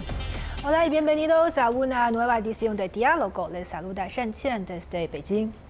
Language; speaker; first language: Spanish; non-native, fluent; Chinese